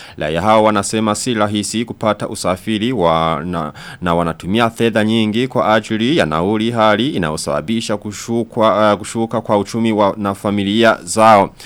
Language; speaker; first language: Swahili; non-native, local second language; Rundi